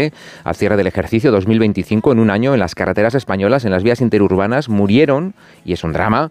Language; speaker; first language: Spanish; native; Spanish